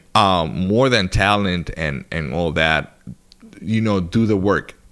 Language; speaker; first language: English; non-native, fluent; Spanish